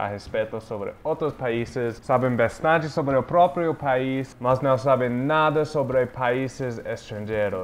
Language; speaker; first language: Portuguese; non-native, fluent; English